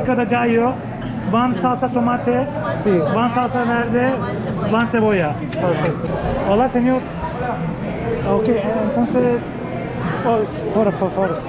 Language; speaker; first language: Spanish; non-native, learner; Turkish